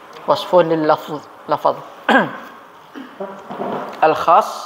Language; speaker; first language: Arabic; non-native, fluent; Indonesian